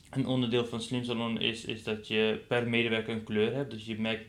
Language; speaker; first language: Dutch; non-native, fluent; Persian